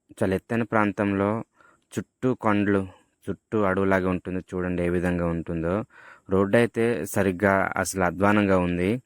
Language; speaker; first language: Telugu; native; Telugu